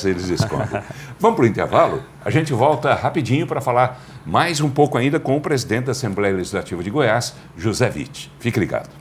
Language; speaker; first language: Portuguese; native; Portuguese